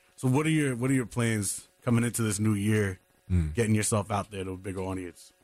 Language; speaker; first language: English; native; English